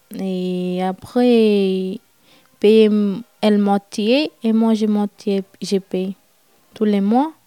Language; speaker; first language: French; non-native, learner; Romany